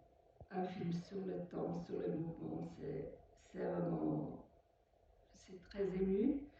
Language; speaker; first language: French; non-native, fluent; Portuguese